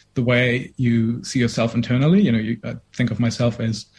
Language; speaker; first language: English; non-native, fluent; German